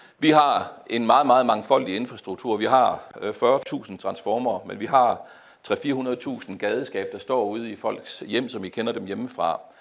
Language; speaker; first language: Danish; native; Danish